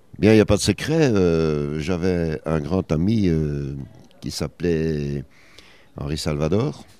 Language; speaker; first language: French; native; French